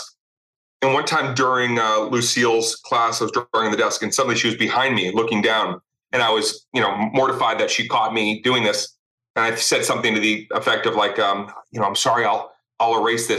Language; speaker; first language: English; native; English